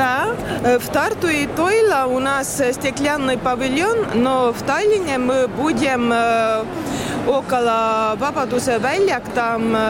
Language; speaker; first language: Russian; non-native, learner; Estonian